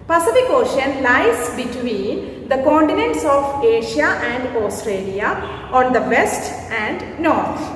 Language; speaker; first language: English; non-native, local second language; Malayalam